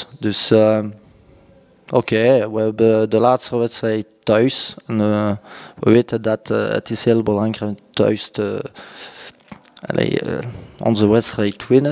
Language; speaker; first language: Dutch; non-native, local second language; French